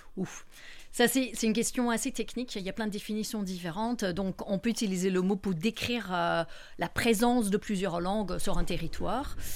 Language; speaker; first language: French; non-native, fluent; English